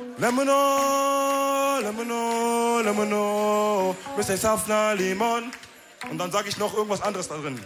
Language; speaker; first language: German; early bilingual, other home language; Wolof